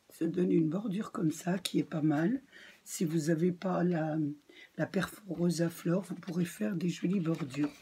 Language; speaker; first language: French; native; French